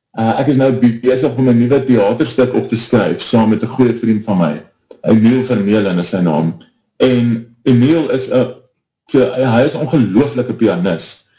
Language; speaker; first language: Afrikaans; native; Afrikaans